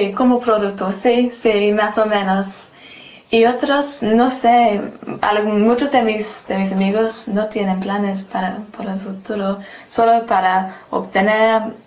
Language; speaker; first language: Spanish; non-native, learner; English